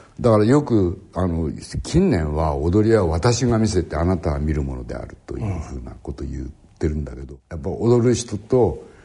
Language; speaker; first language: Japanese; native; Japanese